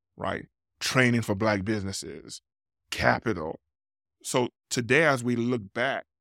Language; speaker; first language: English; non-native, local second language; Yoruba